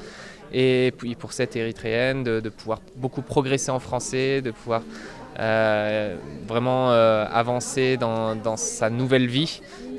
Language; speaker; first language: French; native; French